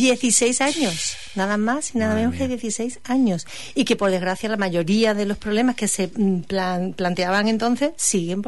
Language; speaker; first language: Spanish; native; Spanish